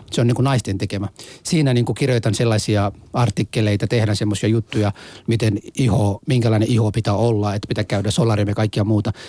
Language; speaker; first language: Finnish; early bilingual, other home language; Somali